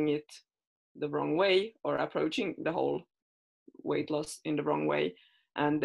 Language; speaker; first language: English; non-native, fluent; Finnish